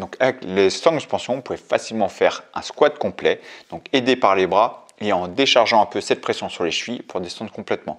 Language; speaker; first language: French; native; French